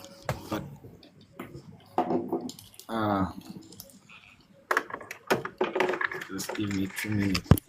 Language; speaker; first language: English; non-native, learner; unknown